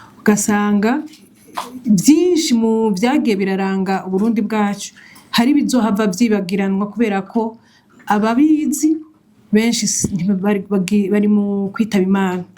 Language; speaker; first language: Rundi; native; Rundi